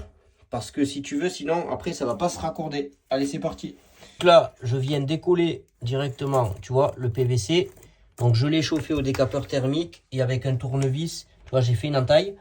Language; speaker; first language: French; native; French